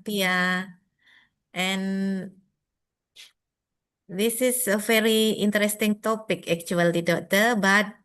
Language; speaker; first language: English; non-native, fluent; Indonesian